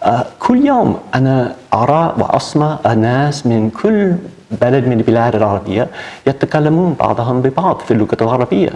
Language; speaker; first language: Arabic; non-native, learner; English